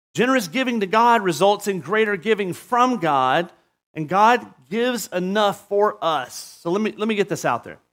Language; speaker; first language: English; native; English